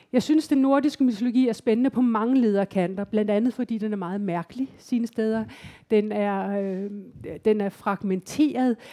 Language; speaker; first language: Danish; native; Danish